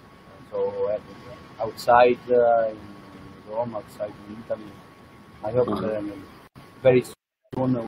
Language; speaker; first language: English; non-native, learner; Italian